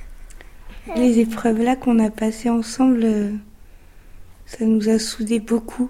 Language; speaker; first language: French; native; French